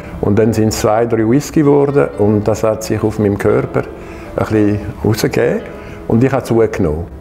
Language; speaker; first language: German; non-native, local second language; French